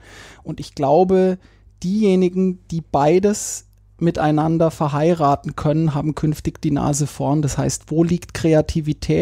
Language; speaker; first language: German; native; German